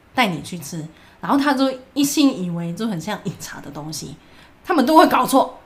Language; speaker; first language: Chinese; non-native, local second language; Cantonese